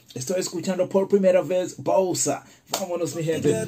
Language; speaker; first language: Spanish; non-native, learner; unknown